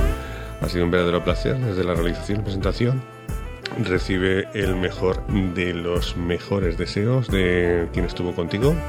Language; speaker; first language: Spanish; native; Spanish